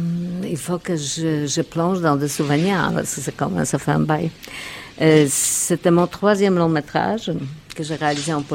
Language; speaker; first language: French; non-native, fluent; Polish